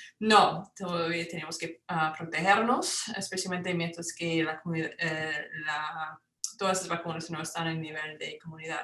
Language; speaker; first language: Spanish; non-native, fluent; English